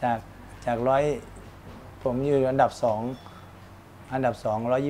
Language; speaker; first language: Thai; native; Thai